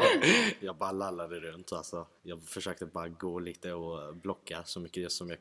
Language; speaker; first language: Swedish; early bilingual, other home language; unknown